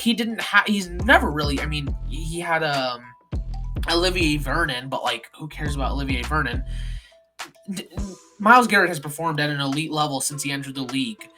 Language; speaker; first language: English; native; English